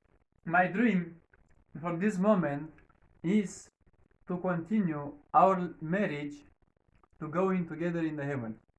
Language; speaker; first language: English; non-native, learner; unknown